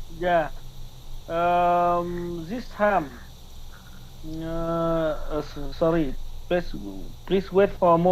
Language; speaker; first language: English; non-native, learner; Vietnamese